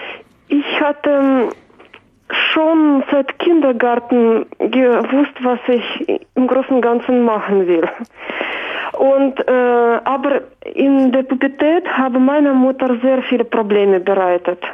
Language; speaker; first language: German; non-native, fluent; Russian